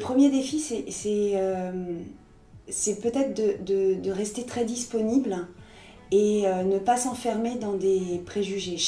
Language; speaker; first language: French; native; French